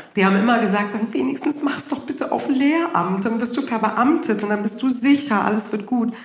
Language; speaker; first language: German; native; German